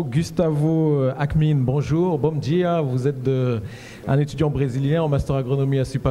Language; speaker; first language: French; native; French